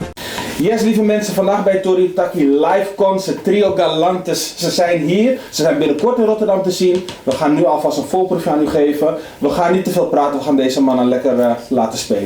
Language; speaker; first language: Dutch; native; Dutch